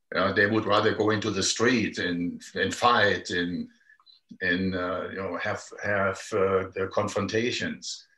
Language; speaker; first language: English; non-native, fluent; German